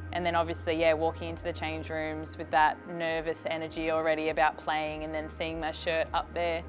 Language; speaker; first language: English; native; English